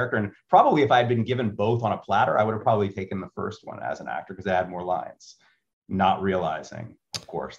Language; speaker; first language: English; native; English